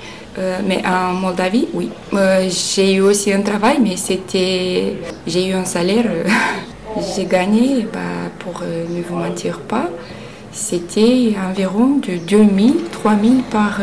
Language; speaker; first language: French; non-native, learner; Romanian